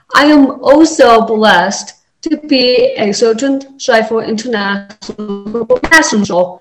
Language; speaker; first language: English; native; English